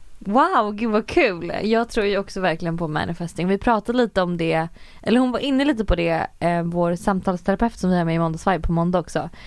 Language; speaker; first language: Swedish; native; Swedish